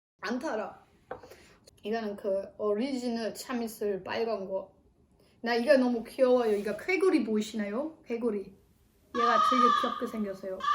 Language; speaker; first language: Korean; non-native, fluent; German